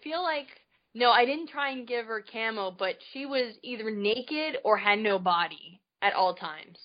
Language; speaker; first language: English; native; English